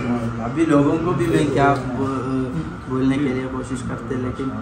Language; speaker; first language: Hindi; non-native, local second language; Malayalam